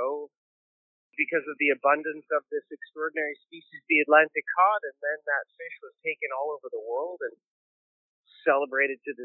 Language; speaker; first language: English; native; English